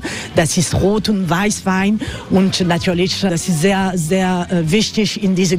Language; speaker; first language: German; non-native, fluent; French